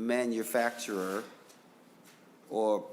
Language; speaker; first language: English; native; English